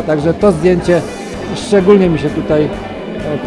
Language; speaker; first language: Polish; native; Polish